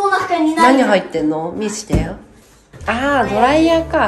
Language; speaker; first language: Japanese; native; Japanese